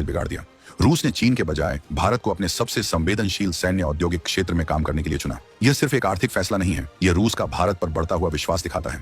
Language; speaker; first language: Hindi; native; Hindi